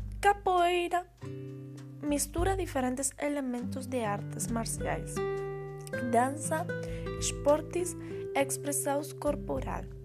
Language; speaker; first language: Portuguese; non-native, learner; Spanish